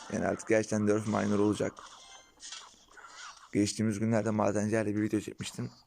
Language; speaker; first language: Turkish; native; Turkish